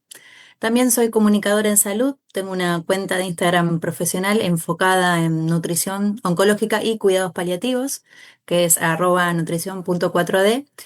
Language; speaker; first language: Spanish; native; Spanish